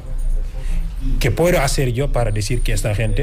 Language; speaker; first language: Spanish; non-native, fluent; Wolof